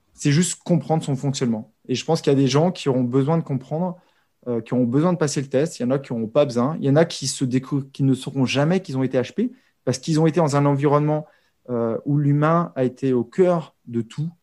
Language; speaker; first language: French; native; French